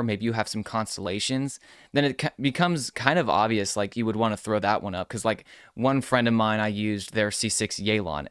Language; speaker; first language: English; native; English